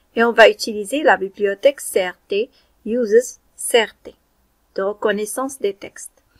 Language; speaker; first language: French; non-native, local second language; Arabic